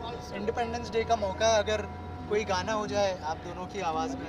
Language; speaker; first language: Hindi; native; Hindi